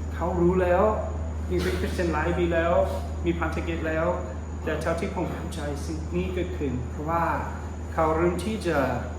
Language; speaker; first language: Thai; non-native, fluent; English